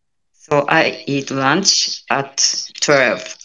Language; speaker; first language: English; non-native, learner; Japanese